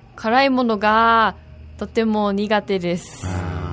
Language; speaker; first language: Korean; non-native, learner; Japanese